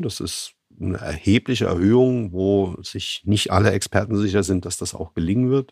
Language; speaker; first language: German; native; German